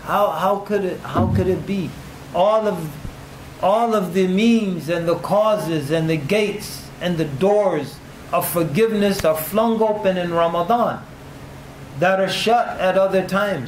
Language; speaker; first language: English; native; English